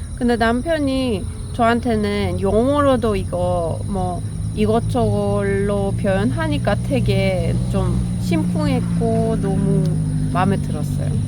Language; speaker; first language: Korean; non-native, fluent; Persian